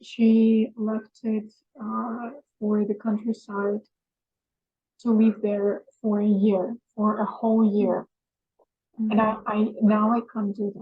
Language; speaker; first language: English; non-native, fluent; Russian